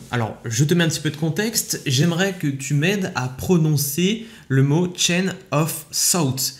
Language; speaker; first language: French; native; French